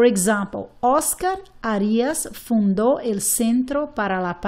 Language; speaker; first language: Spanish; non-native, fluent; English